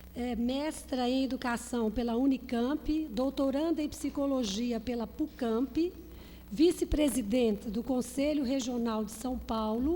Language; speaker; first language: Portuguese; native; Portuguese